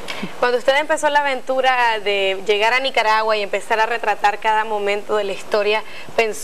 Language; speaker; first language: Spanish; native; Spanish